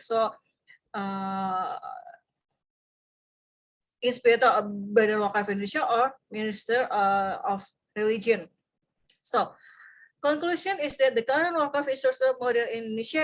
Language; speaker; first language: English; non-native, fluent; Indonesian